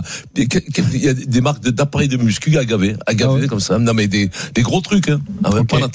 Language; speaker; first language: French; native; French